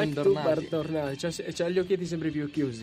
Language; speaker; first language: Italian; native; Italian